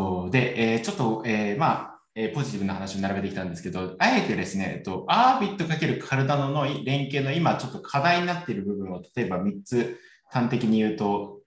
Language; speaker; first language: Japanese; native; Japanese